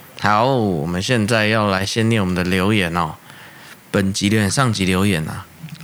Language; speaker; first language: Chinese; native; Chinese